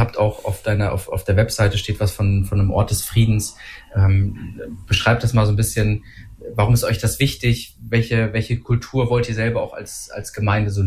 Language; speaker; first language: German; native; German